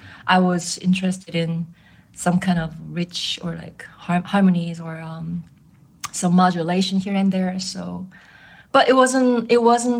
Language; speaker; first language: English; non-native, fluent; Korean